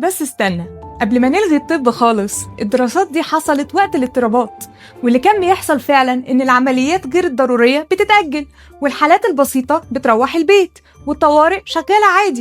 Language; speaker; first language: Arabic; native; Arabic